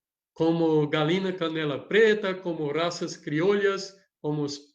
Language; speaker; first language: Spanish; non-native, learner; Portuguese